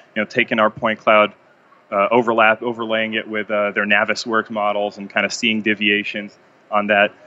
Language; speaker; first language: English; non-native, fluent; Hebrew